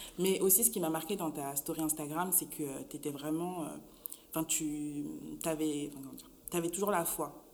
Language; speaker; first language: French; native; French